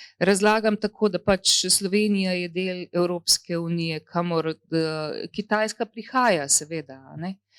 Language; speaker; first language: Slovenian; native; Slovenian